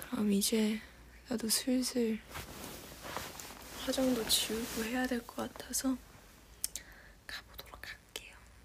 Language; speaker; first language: Korean; native; Korean